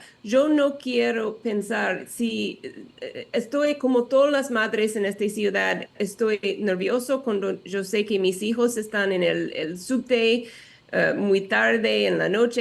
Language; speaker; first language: Spanish; non-native, learner; English